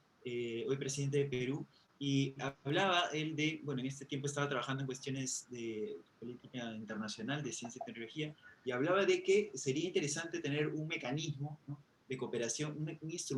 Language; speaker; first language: Spanish; native; Spanish